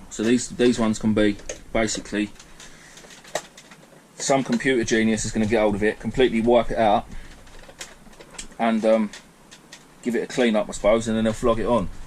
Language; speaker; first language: English; native; English